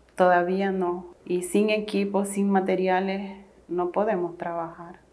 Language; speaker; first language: Spanish; native; Spanish